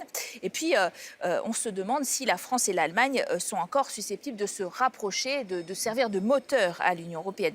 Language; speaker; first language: French; native; French